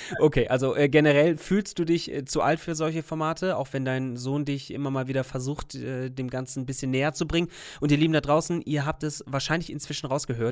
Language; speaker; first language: German; native; German